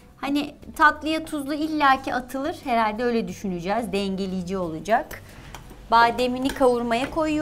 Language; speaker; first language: Turkish; native; Turkish